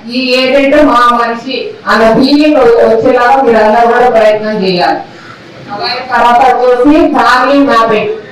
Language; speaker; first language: Telugu; native; Telugu